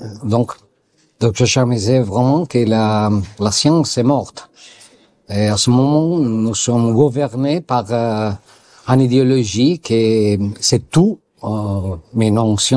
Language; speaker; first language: French; non-native, learner; Italian